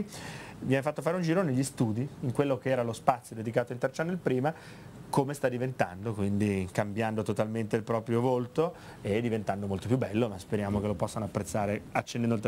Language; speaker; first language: Italian; native; Italian